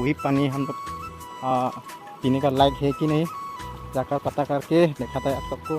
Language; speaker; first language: Hindi; non-native, local second language; Karbi